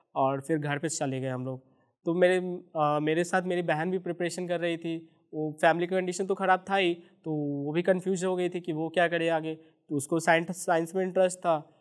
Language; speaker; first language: Hindi; native; Hindi